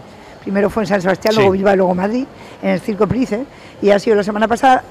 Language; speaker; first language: Spanish; native; Spanish